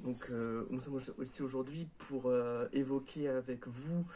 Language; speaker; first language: French; native; French